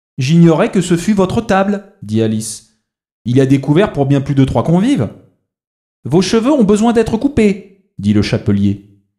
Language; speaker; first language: French; native; French